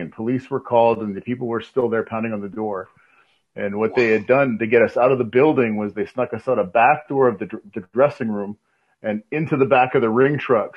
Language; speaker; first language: English; native; English